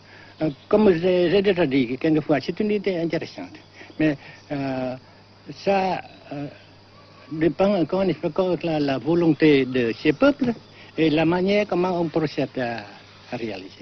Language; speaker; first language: French; non-native, fluent; Vietnamese